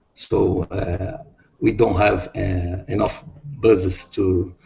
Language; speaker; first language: English; non-native, learner; Portuguese